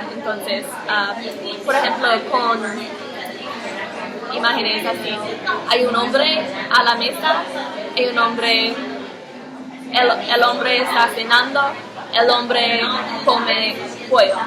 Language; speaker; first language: Spanish; non-native, learner; English